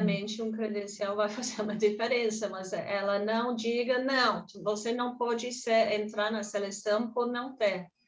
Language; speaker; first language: Portuguese; non-native, fluent; English